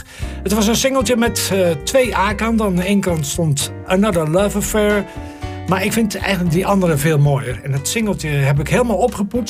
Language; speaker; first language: Dutch; native; Dutch